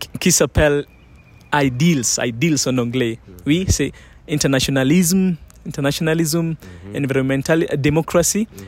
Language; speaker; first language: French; non-native, learner; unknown